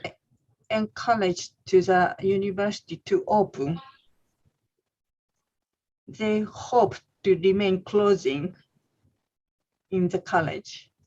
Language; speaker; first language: English; non-native, learner; Japanese